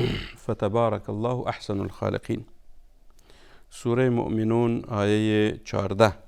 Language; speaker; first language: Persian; native; Persian